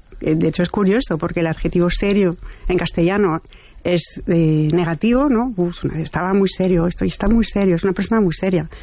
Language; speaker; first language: Spanish; non-native, fluent; French